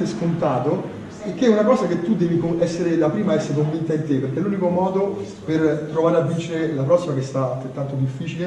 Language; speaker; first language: Italian; native; Italian